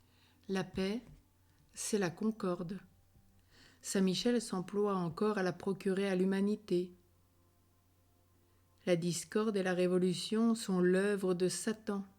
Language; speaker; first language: French; native; French